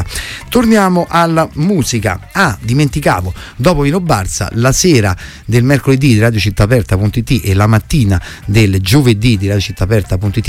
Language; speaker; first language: Italian; native; Italian